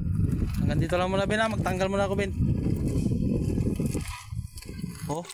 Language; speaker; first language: Filipino; non-native, local second language; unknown